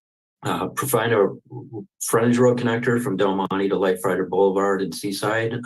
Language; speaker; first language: English; native; English